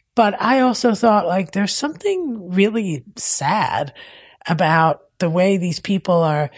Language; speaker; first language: English; non-native, fluent; Danish